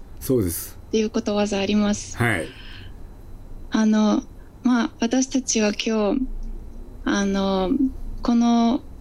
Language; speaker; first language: Japanese; non-native, fluent; Bulgarian